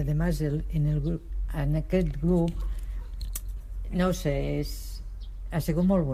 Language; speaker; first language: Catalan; non-native, local second language; Spanish